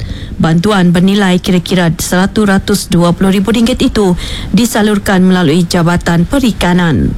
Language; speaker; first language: Malay; native; Malay